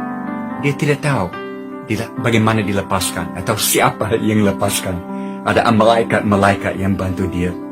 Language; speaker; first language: Indonesian; non-native, fluent; English